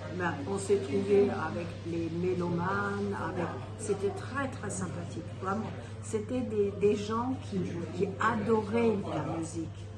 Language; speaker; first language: French; non-native, fluent; German